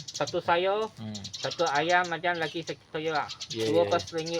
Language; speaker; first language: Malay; non-native, local second language; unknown